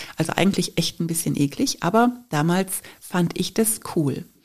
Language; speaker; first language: German; native; German